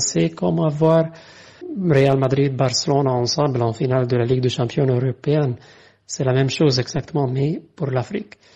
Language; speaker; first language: French; non-native, fluent; Arabic